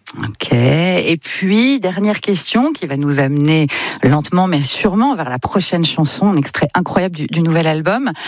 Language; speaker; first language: French; native; French